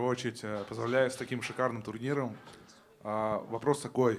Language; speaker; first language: Russian; native; Russian